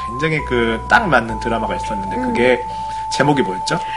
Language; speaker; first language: Korean; non-native, fluent; Japanese